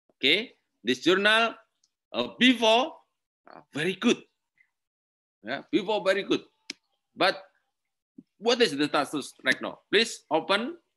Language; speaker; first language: English; non-native, learner; Indonesian